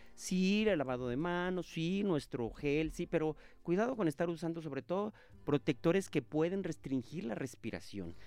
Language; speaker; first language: Spanish; native; Spanish